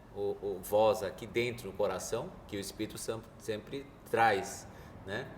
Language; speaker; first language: Portuguese; early bilingual, other home language; Korean